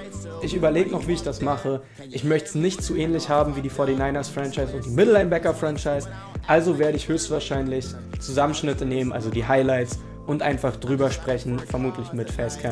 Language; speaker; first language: German; native; German